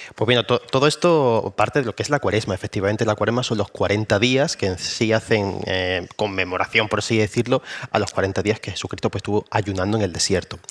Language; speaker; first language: Spanish; native; Spanish